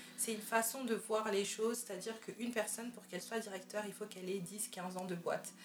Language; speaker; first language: French; native; French